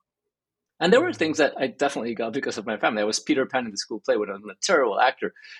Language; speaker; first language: English; early bilingual, other home language; Spanish